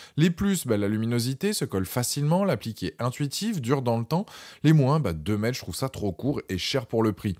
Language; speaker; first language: French; native; French